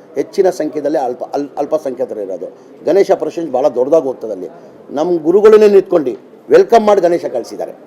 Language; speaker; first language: Kannada; non-native, local second language; Urdu